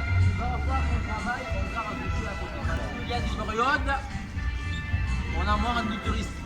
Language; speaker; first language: French; non-native, learner; Arabic